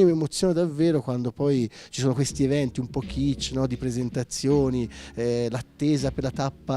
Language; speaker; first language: Italian; native; Italian